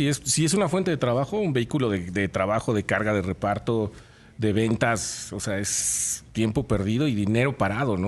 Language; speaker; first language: Spanish; native; Spanish